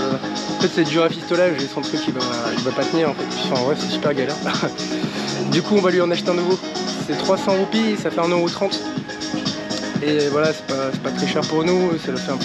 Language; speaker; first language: French; native; French